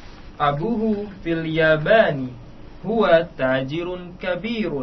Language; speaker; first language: Arabic; non-native, learner; Indonesian